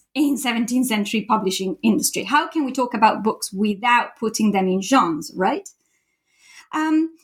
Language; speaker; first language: English; non-native, fluent; Italian